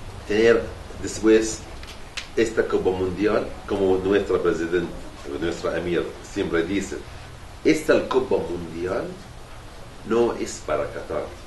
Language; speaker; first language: Spanish; non-native, learner; Arabic